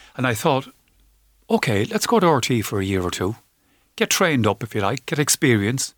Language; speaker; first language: English; native; English